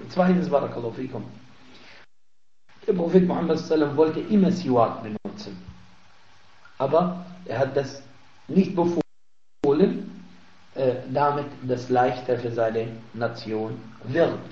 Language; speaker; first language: German; non-native, fluent; Arabic